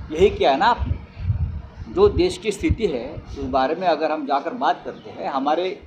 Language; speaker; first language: Hindi; non-native, local second language; Marathi